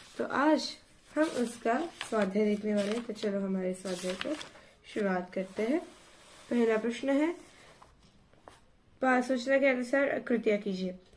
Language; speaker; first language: Hindi; non-native, local second language; Marathi